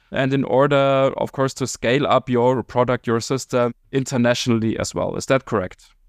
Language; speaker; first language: English; non-native, fluent; German